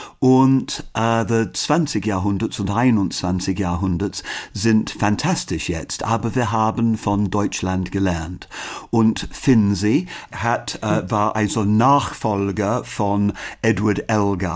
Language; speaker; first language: German; non-native, learner; English